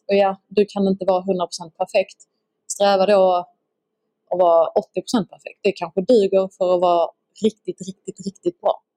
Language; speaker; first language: Swedish; native; Swedish